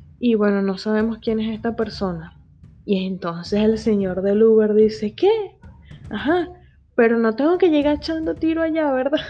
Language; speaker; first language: Spanish; native; Spanish